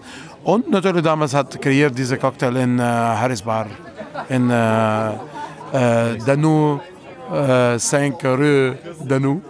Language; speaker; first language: German; non-native, fluent; Italian